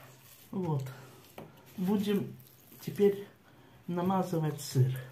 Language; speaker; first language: Russian; native; Russian